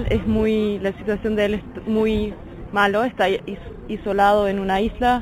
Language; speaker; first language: Spanish; non-native, fluent; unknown